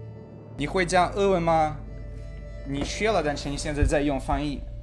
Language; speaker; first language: Chinese; non-native, learner; Russian